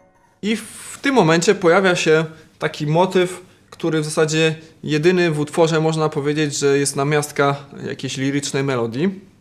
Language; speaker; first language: Polish; native; Polish